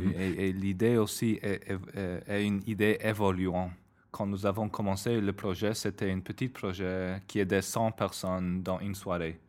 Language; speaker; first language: French; non-native, fluent; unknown